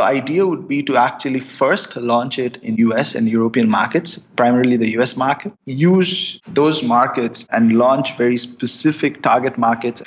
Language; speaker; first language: English; non-native, local second language; Bangla